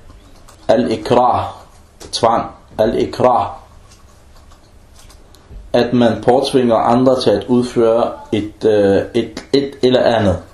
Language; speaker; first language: Danish; non-native, fluent; Arabic